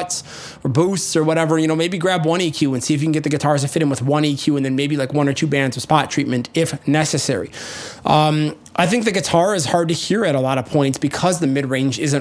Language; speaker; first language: English; native; English